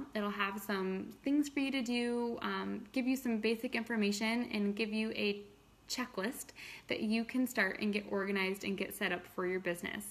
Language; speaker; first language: English; native; English